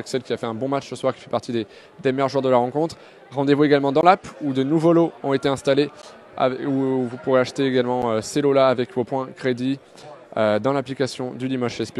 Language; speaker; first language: French; native; French